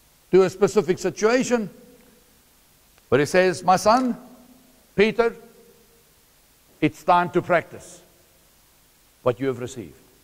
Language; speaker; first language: English; non-native, local second language; Afrikaans